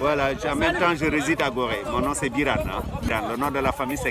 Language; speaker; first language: French; non-native, local second language; Wolof